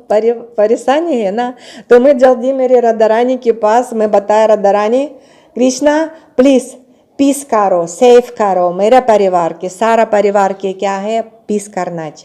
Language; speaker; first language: Hindi; non-native, learner; Russian